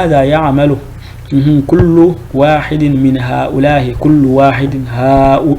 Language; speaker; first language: Arabic; non-native, fluent; French